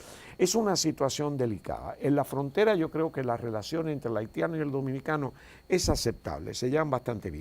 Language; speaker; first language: Spanish; native; Spanish